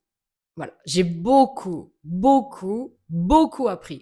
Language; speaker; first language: French; native; French